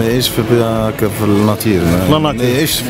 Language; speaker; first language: Arabic; native; Arabic